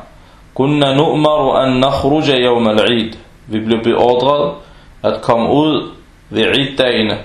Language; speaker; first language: Danish; early bilingual, other home language; Arabic